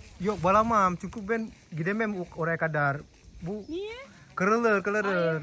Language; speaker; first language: Turkish; non-native, learner; Indonesian